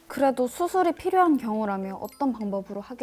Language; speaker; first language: Korean; native; Korean